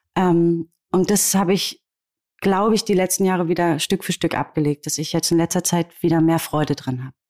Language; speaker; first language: German; native; German